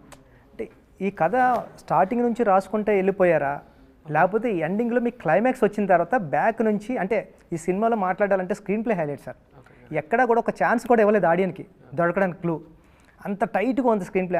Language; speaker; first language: Telugu; native; Telugu